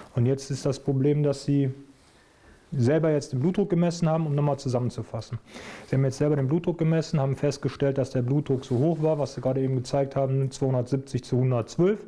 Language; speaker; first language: German; native; German